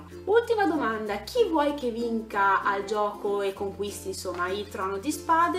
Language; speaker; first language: Italian; native; Italian